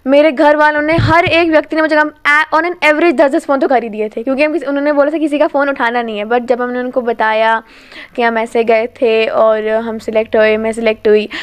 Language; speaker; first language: Hindi; native; Hindi